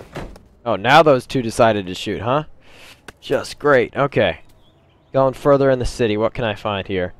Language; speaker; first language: English; native; English